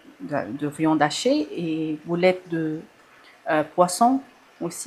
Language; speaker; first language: French; non-native, local second language; Arabic